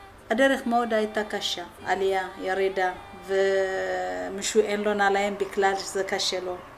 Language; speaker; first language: Hebrew; non-native, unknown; Amharic